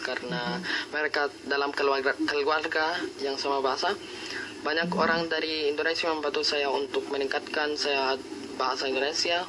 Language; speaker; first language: Indonesian; non-native, learner; Filipino